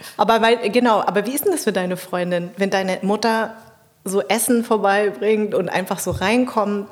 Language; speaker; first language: German; early bilingual, other home language; Vietnamese